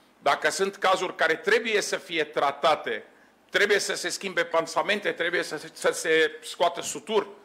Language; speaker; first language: Romanian; non-native, fluent; Arabic